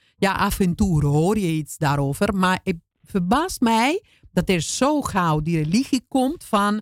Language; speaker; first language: Dutch; non-native, fluent; Italian